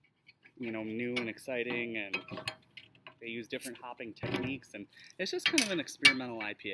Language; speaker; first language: English; native; English